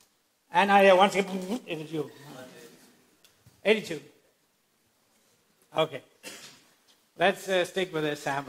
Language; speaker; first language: English; non-native, fluent; Danish